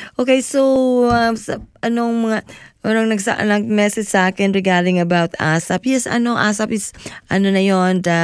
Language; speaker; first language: Filipino; non-native, local second language; Cebuano